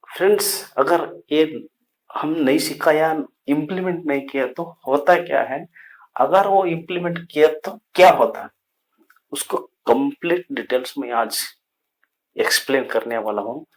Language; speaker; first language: Hindi; non-native, local second language; Kannada